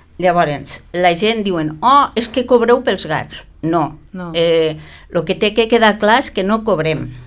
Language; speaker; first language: Catalan; native; Catalan